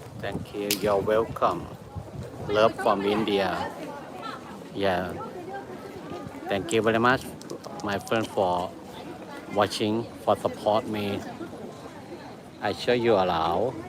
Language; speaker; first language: English; non-native, learner; Thai